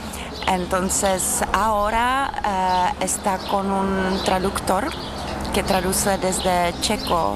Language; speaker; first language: Spanish; non-native, learner; Czech